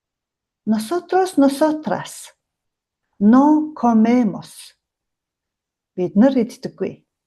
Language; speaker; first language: Spanish; non-native, fluent; Mongolian